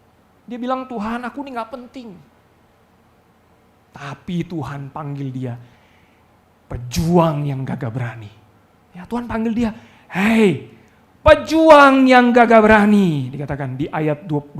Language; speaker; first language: Indonesian; native; Indonesian